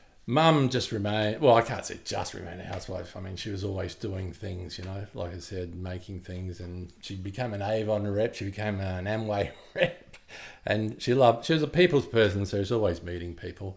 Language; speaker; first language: English; native; English